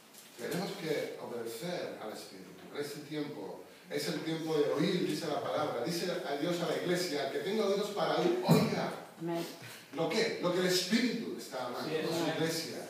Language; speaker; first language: Spanish; native; Spanish